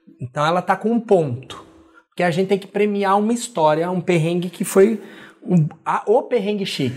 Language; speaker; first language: Portuguese; native; Portuguese